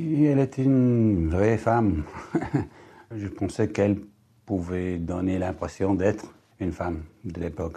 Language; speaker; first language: French; non-native, fluent; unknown